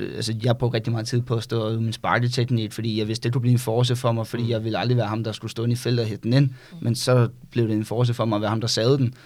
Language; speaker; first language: Danish; native; Danish